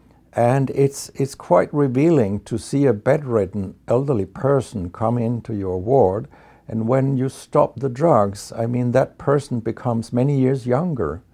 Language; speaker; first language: English; non-native, fluent; Danish